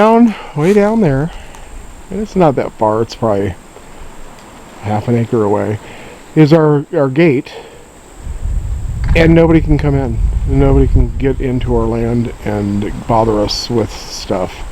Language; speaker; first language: English; native; English